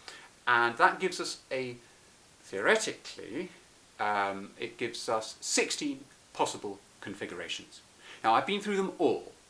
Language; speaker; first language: English; native; English